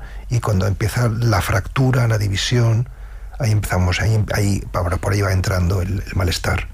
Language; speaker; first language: Spanish; native; Spanish